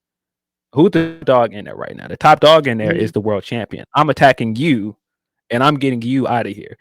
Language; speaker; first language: English; native; English